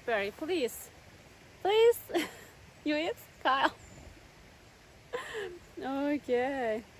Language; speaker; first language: English; non-native, learner; Turkish